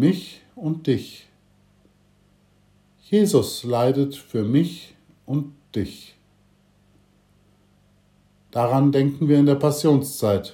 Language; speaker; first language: German; native; German